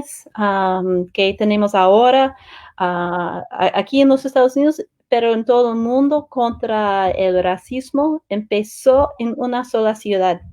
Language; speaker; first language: Spanish; non-native, fluent; English